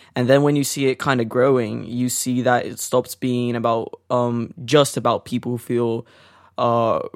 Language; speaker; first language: English; non-native, fluent; Portuguese